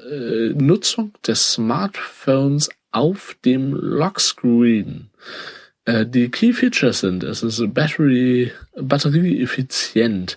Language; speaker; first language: German; native; German